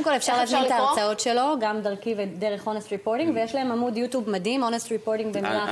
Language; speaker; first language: Hebrew; native; Hebrew